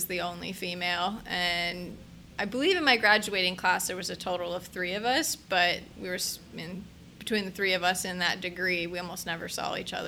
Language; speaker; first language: English; native; English